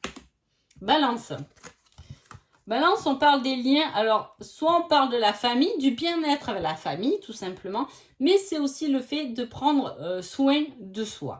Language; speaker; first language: French; native; French